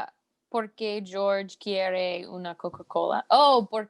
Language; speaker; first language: Spanish; non-native, learner; English